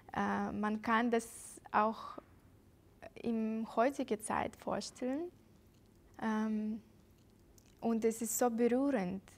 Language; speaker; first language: German; non-native, fluent; Russian